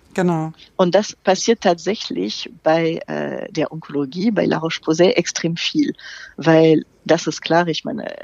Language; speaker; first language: German; non-native, fluent; French